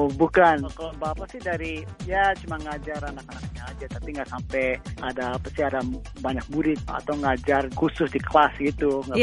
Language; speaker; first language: Indonesian; early bilingual, heritage; Indonesian